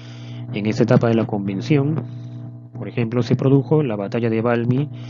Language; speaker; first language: Spanish; native; Spanish